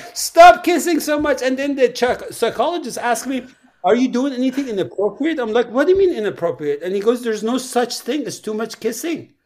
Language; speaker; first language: English; non-native, fluent; Persian